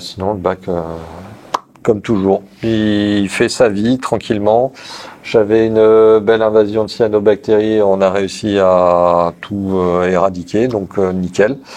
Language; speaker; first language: French; native; French